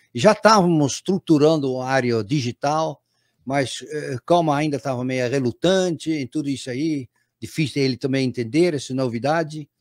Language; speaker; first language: Portuguese; non-native, fluent; Dutch